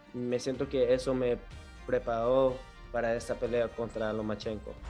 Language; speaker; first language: Spanish; early bilingual, heritage; Spanish